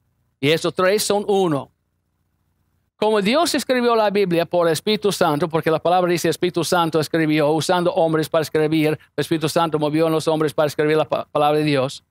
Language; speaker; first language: Spanish; non-native, fluent; English